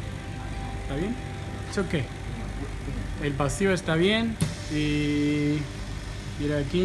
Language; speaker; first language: Spanish; non-native, fluent; Chinese